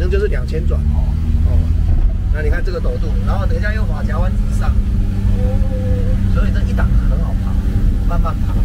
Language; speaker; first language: Chinese; native; Chinese